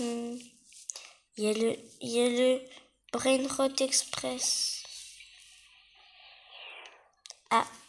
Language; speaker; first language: French; native; French